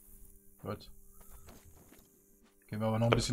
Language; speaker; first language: German; native; German